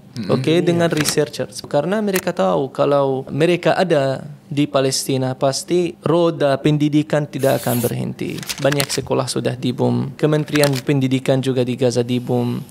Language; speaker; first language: Indonesian; non-native, fluent; Arabic